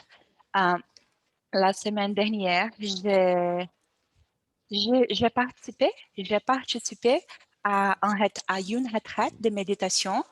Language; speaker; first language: French; non-native, learner; Portuguese